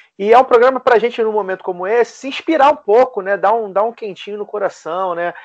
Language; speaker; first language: Portuguese; native; Portuguese